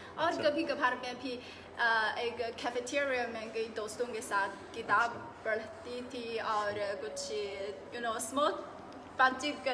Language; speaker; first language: Hindi; non-native, fluent; Chinese